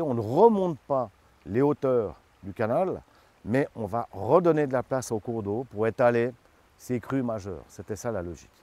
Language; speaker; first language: French; native; French